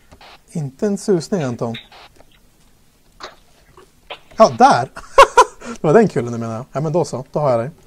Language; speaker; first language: Swedish; native; Swedish